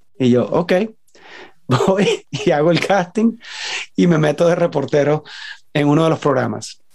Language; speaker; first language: Spanish; native; Spanish